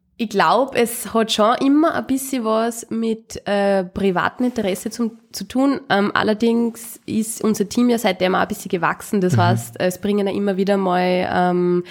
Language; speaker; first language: German; native; German